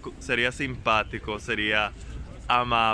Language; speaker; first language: Spanish; non-native, fluent; German